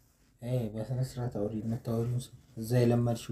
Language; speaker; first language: Arabic; non-native, learner; Amharic